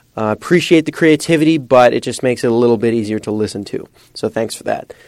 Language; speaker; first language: English; native; English